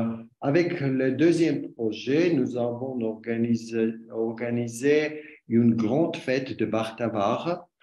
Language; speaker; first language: French; non-native, learner; Armenian